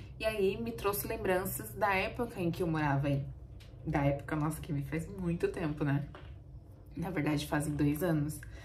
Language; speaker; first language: Portuguese; native; Portuguese